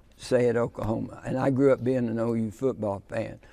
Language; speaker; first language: English; native; English